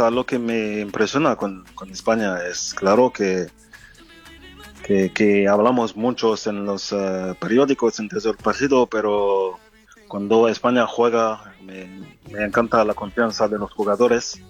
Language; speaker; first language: Spanish; non-native, fluent; French